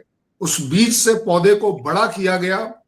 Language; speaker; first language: Hindi; native; Hindi